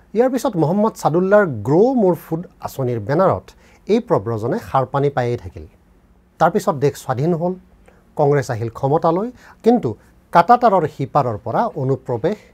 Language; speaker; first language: Assamese; native; Assamese